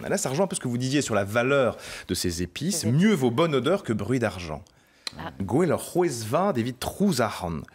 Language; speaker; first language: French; native; French